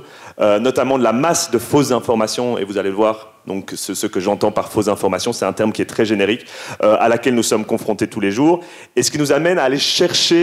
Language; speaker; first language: French; native; French